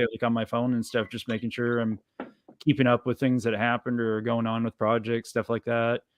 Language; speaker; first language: English; native; English